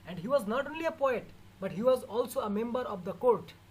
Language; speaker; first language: English; non-native, local second language; Bangla